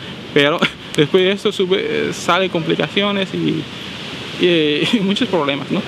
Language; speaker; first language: Spanish; non-native, fluent; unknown